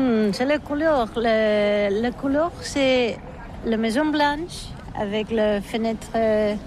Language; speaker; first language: French; non-native, learner; Catalan